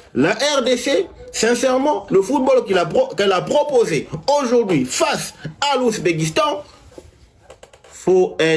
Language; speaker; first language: French; non-native, local second language; Lingala